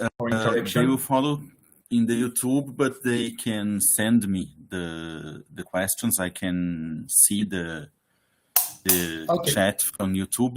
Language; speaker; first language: English; non-native, fluent; Portuguese